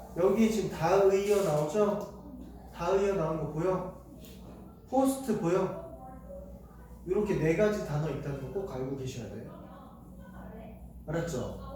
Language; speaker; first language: Korean; native; Korean